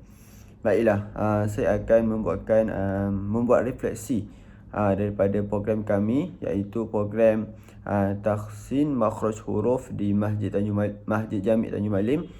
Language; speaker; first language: Malay; native; Malay